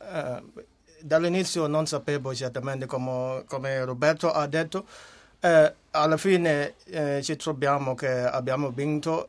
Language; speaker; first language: Italian; non-native, fluent; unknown